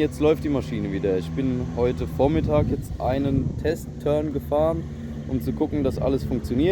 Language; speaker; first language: German; native; German